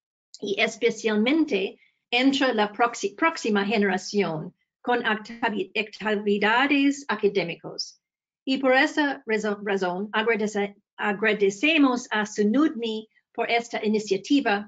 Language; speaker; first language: Spanish; non-native, fluent; English